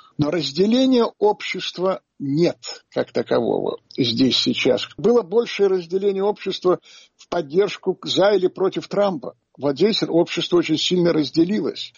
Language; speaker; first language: Russian; native; Russian